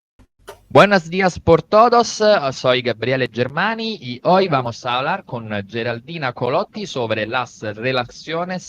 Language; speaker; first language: Spanish; non-native, fluent; Italian